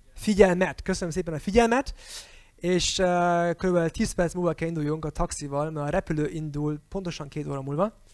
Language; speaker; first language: Hungarian; early bilingual, heritage; Hungarian